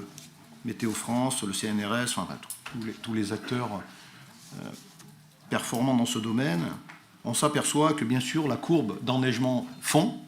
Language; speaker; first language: French; native; French